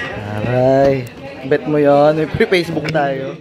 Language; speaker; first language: Filipino; native; Filipino